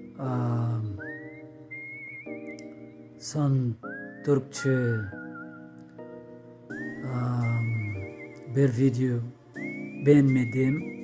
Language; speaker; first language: Turkish; non-native, learner; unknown